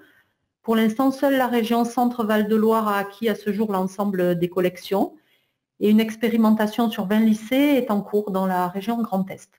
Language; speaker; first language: French; native; French